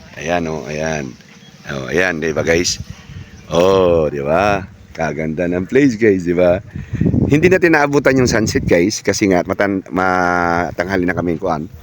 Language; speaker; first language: Filipino; non-native, local second language; Cebuano